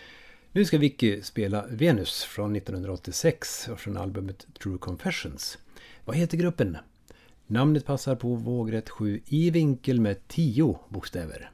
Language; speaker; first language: Swedish; native; Swedish